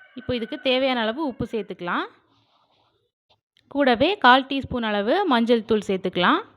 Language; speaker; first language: Tamil; native; Tamil